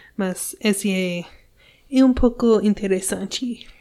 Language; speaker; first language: Portuguese; non-native, learner; English